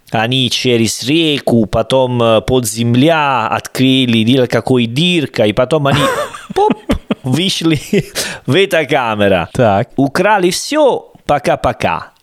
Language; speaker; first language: Russian; non-native, learner; Italian